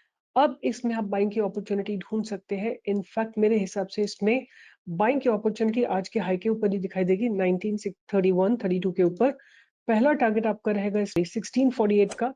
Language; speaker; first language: Hindi; native; Hindi